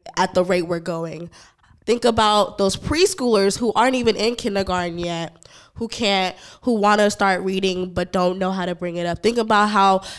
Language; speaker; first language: English; native; English